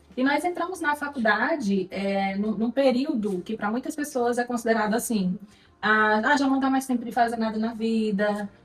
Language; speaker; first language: Portuguese; native; Portuguese